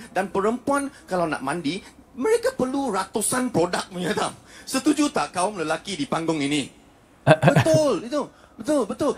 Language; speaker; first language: Malay; non-native, local second language; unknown